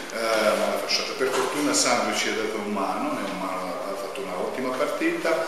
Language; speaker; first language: Italian; non-native, fluent; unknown